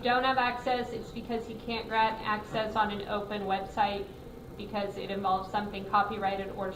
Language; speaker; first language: English; native; English